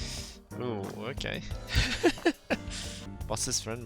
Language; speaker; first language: English; native; English